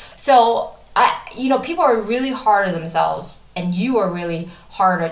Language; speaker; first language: English; native; English